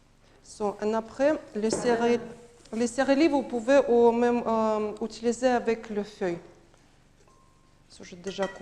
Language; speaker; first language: French; non-native, learner; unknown